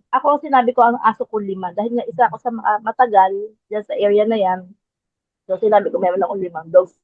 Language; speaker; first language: Filipino; native; Filipino